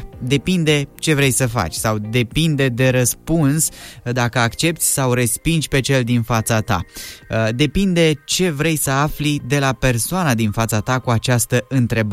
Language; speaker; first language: Romanian; native; Romanian